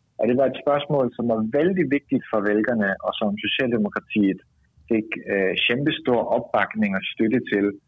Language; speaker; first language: Danish; native; Danish